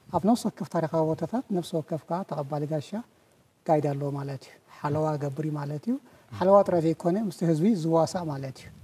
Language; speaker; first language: Tigrinya; non-native, local second language; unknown